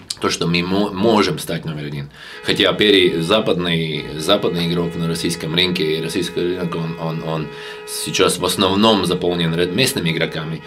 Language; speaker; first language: Russian; non-native, local second language; Latvian